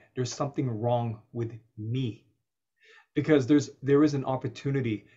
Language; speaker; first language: English; native; English